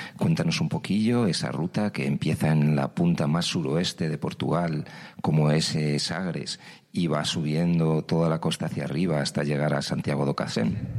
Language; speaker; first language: Spanish; native; Spanish